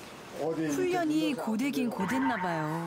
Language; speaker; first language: Korean; native; Korean